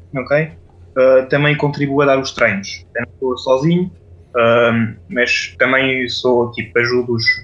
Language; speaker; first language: Portuguese; non-native, fluent; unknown